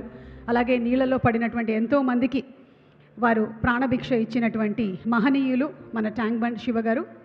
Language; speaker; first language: Telugu; native; Telugu